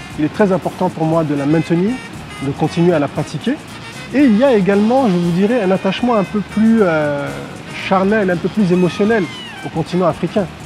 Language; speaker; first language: French; non-native, local second language; Hausa